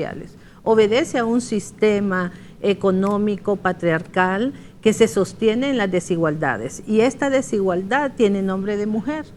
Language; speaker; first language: Spanish; native; Spanish